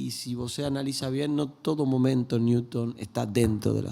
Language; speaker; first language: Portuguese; non-native, learner; Spanish